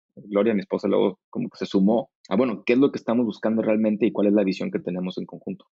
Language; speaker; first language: Spanish; native; Spanish